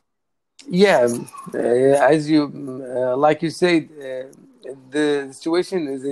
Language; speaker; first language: English; non-native, learner; Arabic